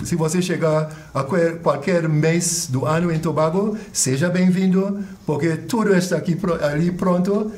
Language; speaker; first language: Portuguese; non-native, fluent; English